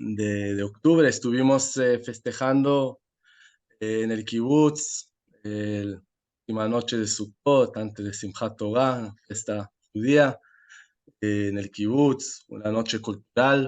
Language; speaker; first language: Spanish; non-native, fluent; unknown